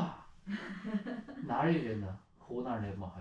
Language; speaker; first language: Chinese; non-native, learner; Japanese